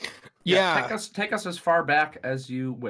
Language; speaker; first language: English; native; English